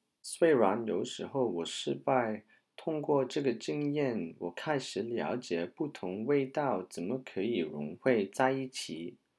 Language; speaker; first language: Chinese; non-native, learner; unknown